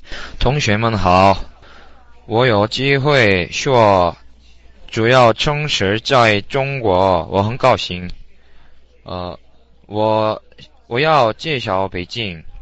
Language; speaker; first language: Chinese; non-native, learner; Korean